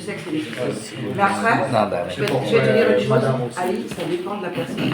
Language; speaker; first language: French; native; French